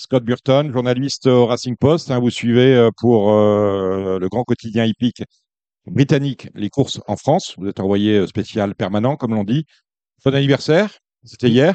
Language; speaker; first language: French; native; French